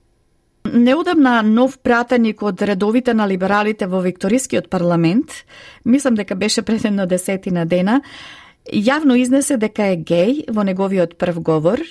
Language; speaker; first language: Macedonian; native; Macedonian